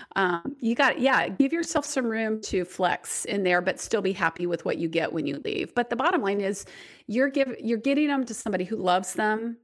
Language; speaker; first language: English; native; English